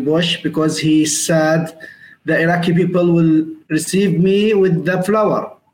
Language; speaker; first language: English; non-native, learner; Arabic